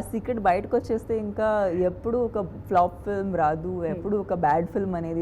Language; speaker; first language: Telugu; non-native, fluent; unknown